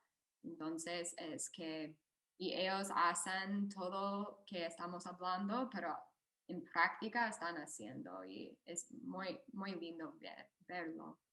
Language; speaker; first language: Spanish; non-native, fluent; English